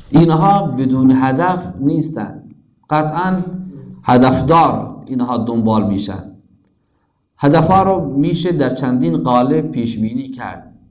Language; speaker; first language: Persian; non-native, local second language; Baluchi